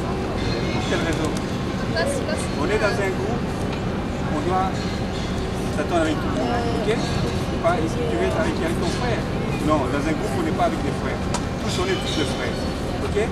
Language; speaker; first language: French; native; French